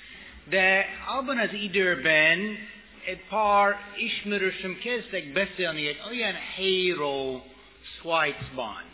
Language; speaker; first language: Hungarian; non-native, fluent; English